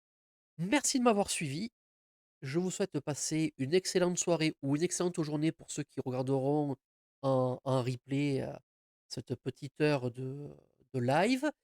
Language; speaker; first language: French; native; French